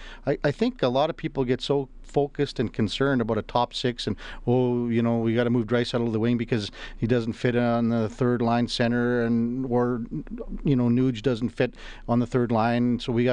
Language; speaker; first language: English; native; English